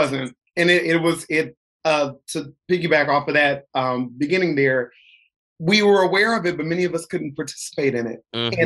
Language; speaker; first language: English; native; English